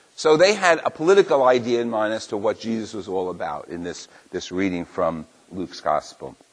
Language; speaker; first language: English; native; English